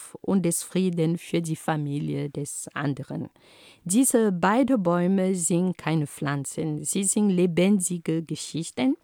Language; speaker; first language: German; non-native, fluent; Ghomala